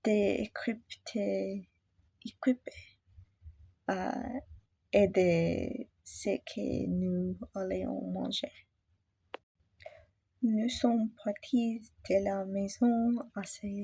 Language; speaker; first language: French; non-native, learner; English